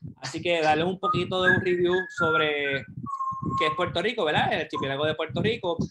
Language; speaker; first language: Spanish; native; Spanish